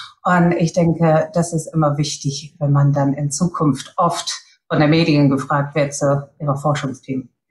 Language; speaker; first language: German; non-native, fluent; English